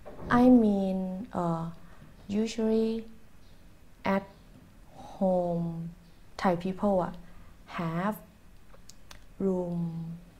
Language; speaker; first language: English; non-native, learner; Thai